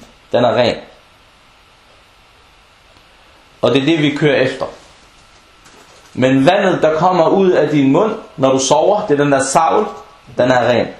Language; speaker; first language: Danish; non-native, local second language; Arabic